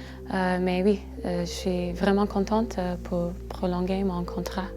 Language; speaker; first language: French; non-native, learner; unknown